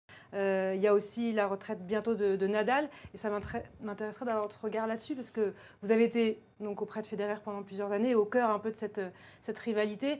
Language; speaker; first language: French; native; French